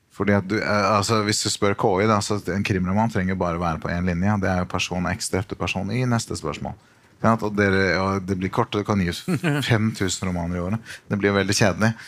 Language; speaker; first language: Norwegian; native; Norwegian